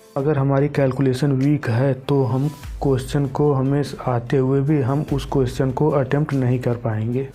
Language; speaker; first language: Hindi; native; Hindi